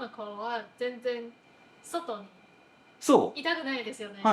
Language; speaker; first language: Japanese; non-native, fluent; Chinese